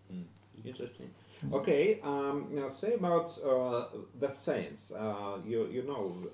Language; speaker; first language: English; non-native, learner; Russian